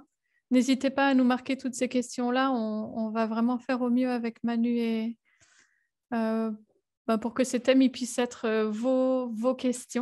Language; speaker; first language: French; native; French